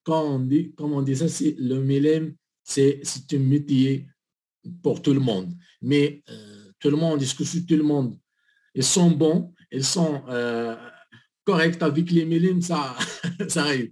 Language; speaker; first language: French; non-native, learner; Arabic